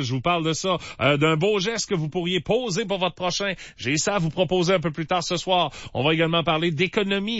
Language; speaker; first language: French; native; French